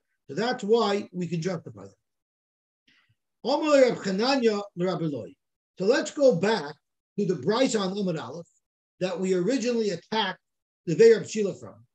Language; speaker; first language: English; native; English